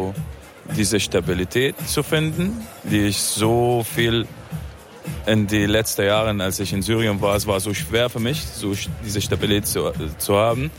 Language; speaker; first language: German; non-native, fluent; Arabic